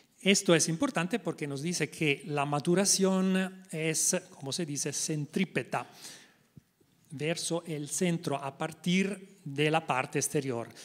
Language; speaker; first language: Spanish; non-native, learner; Italian